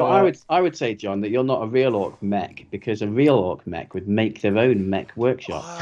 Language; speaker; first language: English; native; English